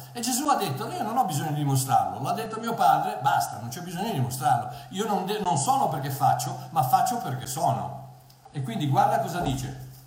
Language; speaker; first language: Italian; early bilingual, heritage; Italian